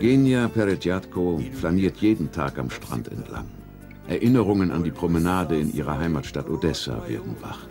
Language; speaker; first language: German; native; German